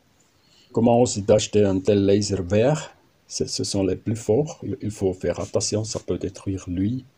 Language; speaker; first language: French; non-native, learner; German